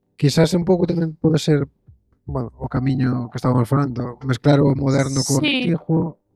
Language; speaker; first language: Galician; non-native, local second language; Spanish